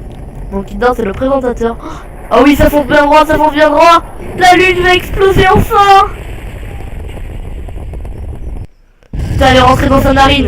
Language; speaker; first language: French; native; French